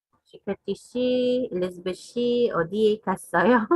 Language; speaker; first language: Korean; non-native, learner; English